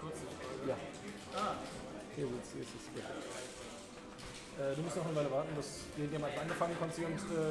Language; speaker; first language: German; native; German